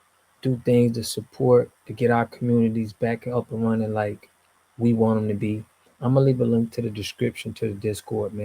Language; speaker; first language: English; native; English